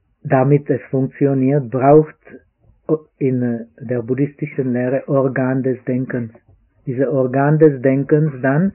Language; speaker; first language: German; non-native, fluent; Czech